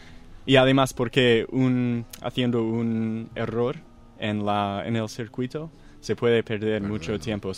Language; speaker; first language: Spanish; non-native, fluent; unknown